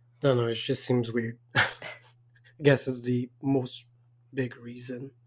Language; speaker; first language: English; non-native, fluent; French